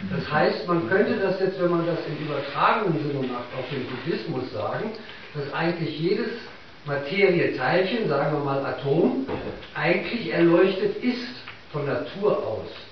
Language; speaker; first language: German; native; German